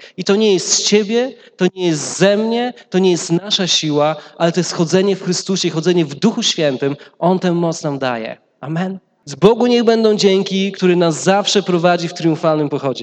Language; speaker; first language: Polish; native; Polish